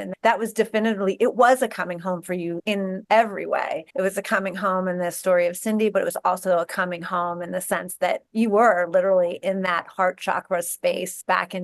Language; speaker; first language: English; native; English